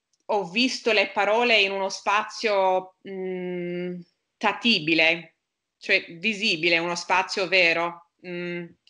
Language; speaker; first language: Italian; non-native, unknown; English